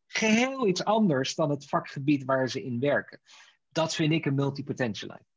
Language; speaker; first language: Dutch; native; Dutch